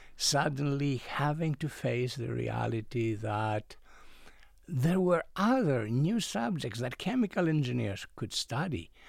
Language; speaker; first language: English; non-native, fluent; Greek